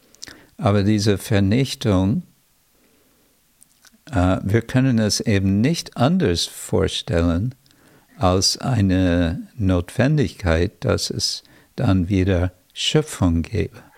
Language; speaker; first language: German; non-native, fluent; English